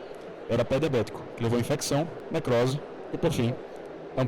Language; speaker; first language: Portuguese; native; Portuguese